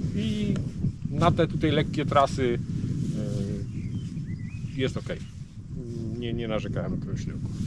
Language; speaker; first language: Polish; native; Polish